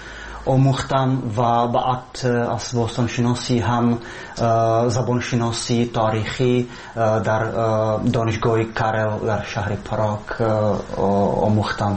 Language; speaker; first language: Persian; non-native, fluent; Czech